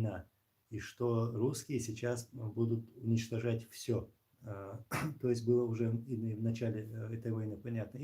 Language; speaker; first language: Russian; non-native, local second language; Chechen